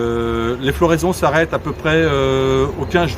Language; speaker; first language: French; native; French